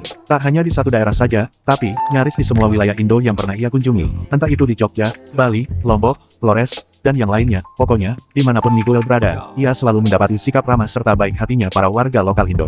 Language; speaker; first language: Indonesian; native; Indonesian